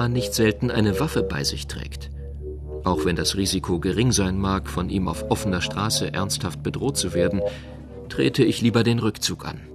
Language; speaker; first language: German; native; German